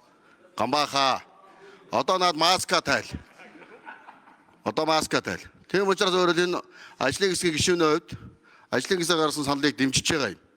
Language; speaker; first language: Mongolian; native; Mongolian